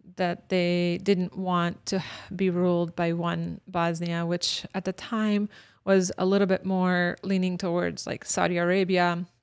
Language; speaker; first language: English; early bilingual, other home language; Bosnian